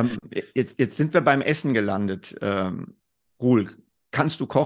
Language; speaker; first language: German; native; German